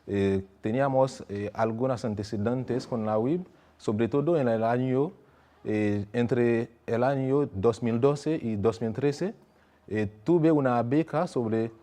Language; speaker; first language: Spanish; non-native, fluent; Haitian Creole